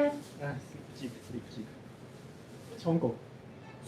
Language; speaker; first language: Korean; non-native, learner; Japanese